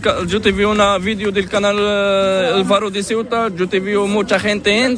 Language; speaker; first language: Spanish; non-native, learner; Arabic